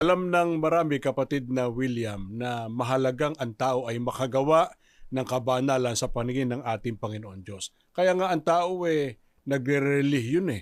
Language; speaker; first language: Filipino; native; Filipino